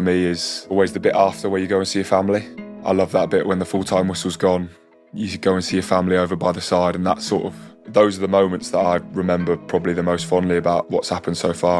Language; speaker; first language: English; native; English